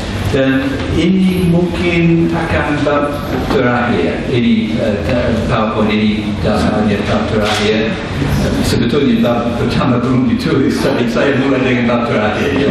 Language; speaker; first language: Indonesian; non-native, fluent; English